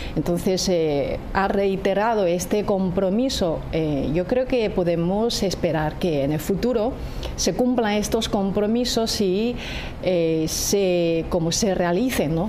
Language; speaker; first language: Spanish; non-native, fluent; Chinese